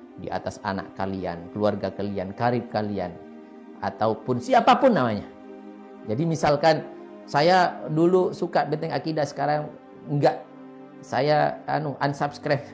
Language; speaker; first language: Indonesian; non-native, local second language; Madurese